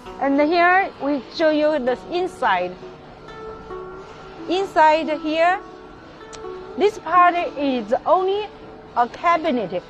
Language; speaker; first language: English; non-native, learner; Chinese